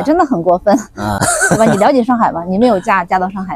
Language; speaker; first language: Chinese; non-native, local second language; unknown